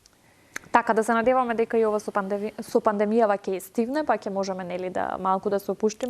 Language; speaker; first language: Macedonian; native; Macedonian